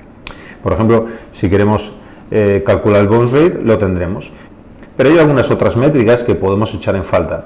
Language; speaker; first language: Spanish; native; Spanish